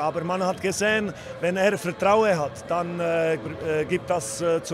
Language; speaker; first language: German; non-native, fluent; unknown